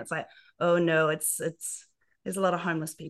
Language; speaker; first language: English; native; English